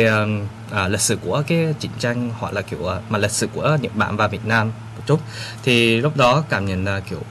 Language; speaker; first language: Vietnamese; early bilingual, heritage; Vietnamese